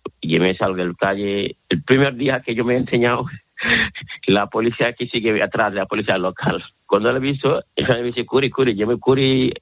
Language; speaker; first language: Spanish; non-native, learner; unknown